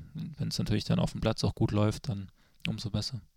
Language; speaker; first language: German; native; German